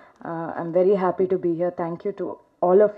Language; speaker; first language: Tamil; non-native, fluent; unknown